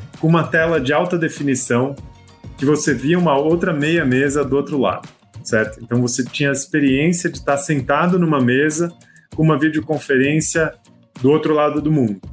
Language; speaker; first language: Portuguese; native; Portuguese